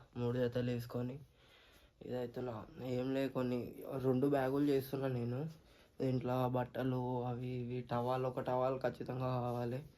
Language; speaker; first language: Telugu; non-native, local second language; Marathi